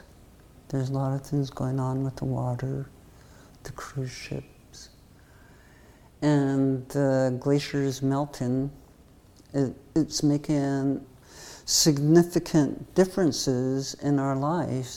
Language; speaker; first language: English; native; English